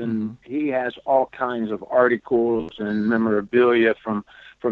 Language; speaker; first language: English; native; English